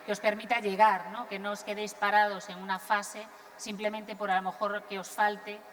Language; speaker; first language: Spanish; non-native, local second language; Galician